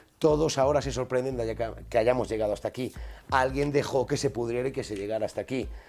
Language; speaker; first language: Spanish; native; Spanish